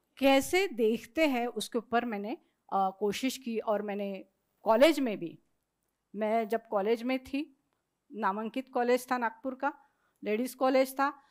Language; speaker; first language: Hindi; non-native, local second language; Marathi